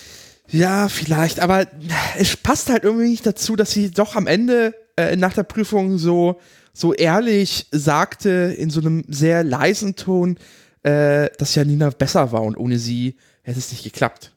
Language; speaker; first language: German; native; German